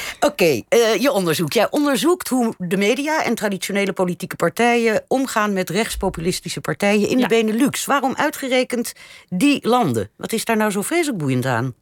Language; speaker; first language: Dutch; native; Dutch